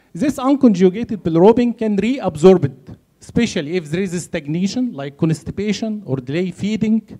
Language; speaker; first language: English; non-native, fluent; Arabic